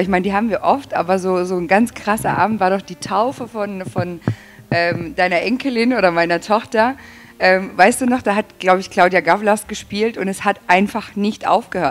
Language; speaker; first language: German; native; German